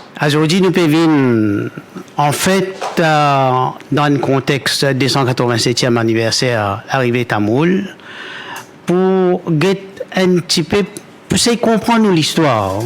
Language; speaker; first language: French; non-native, local second language; Morisyen